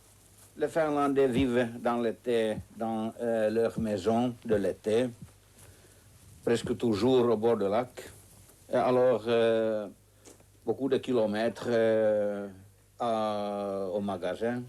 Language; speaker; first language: French; non-native, fluent; Finnish